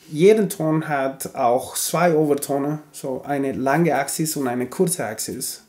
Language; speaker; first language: German; non-native, fluent; Spanish